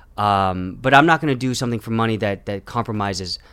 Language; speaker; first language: English; native; English